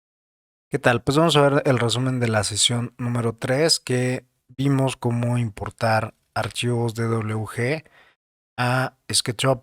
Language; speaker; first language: Spanish; native; Spanish